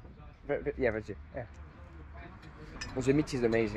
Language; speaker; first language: English; non-native, fluent; French